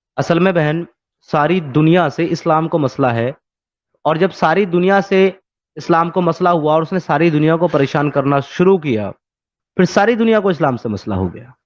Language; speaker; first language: Hindi; native; Hindi